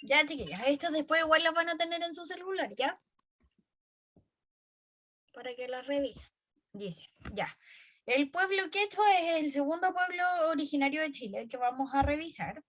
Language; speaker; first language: Spanish; native; Spanish